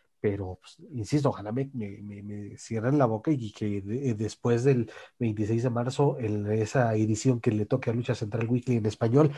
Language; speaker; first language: Spanish; native; Spanish